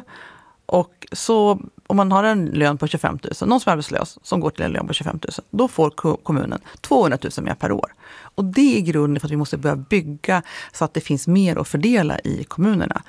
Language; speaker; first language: Swedish; native; Swedish